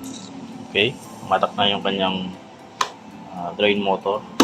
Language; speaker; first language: Filipino; native; Filipino